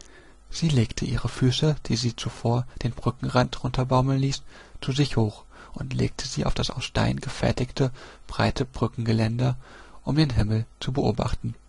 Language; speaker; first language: German; native; German